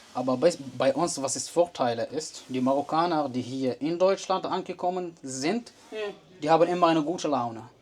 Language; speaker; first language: German; non-native, learner; Arabic